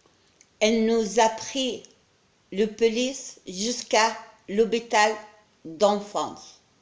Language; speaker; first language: French; non-native, learner; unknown